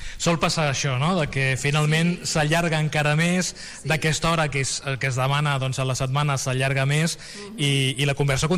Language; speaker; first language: Catalan; native; Catalan